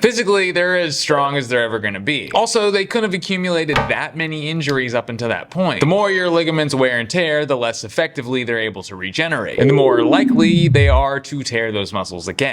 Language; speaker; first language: English; native; English